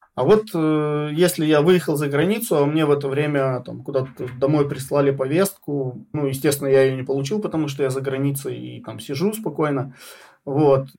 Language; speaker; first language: Russian; native; Russian